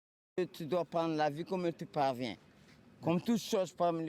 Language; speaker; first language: French; non-native, local second language; Comorian